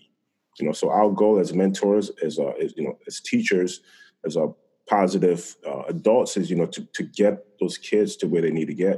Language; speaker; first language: English; native; English